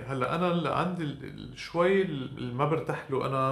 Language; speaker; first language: Arabic; native; Arabic